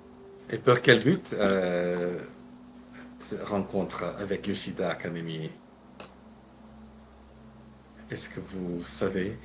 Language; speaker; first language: French; non-native, fluent; English